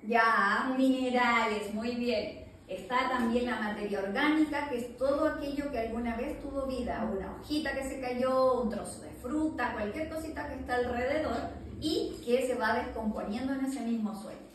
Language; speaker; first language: Spanish; native; Spanish